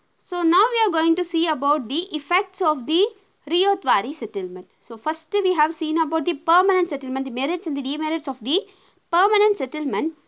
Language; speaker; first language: English; non-native, local second language; Tamil